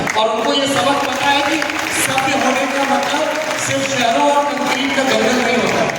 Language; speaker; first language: Hindi; non-native, local second language; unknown